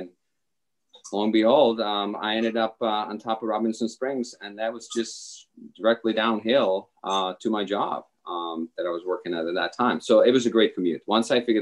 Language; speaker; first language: English; non-native, fluent; Czech